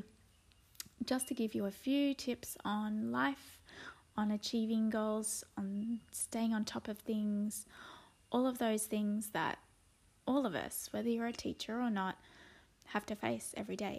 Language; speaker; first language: English; native; English